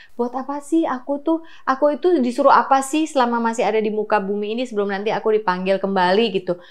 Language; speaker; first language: Indonesian; native; Indonesian